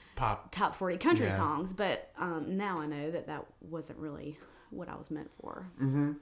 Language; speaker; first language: English; native; English